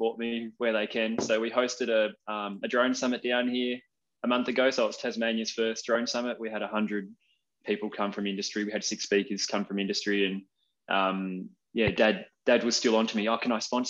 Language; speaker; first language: English; native; English